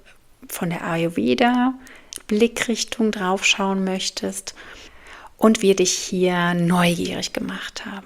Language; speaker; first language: German; native; German